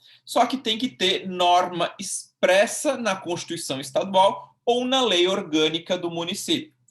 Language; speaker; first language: Portuguese; native; Portuguese